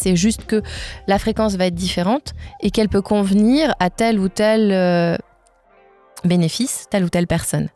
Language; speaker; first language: French; native; French